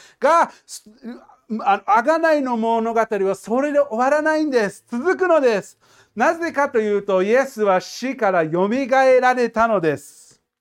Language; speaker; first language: Japanese; non-native, fluent; English